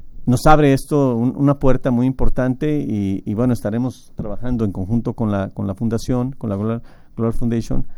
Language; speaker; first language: Spanish; native; Spanish